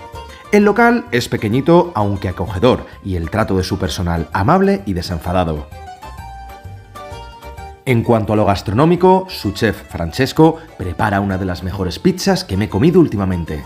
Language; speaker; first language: Spanish; native; Spanish